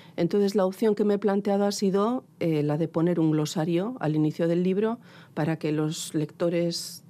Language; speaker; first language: Spanish; non-native, local second language; Basque